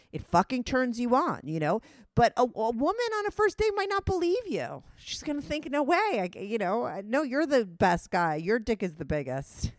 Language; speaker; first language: English; native; English